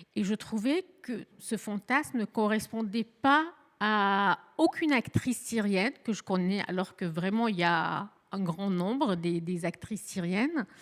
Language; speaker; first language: French; non-native, fluent; Arabic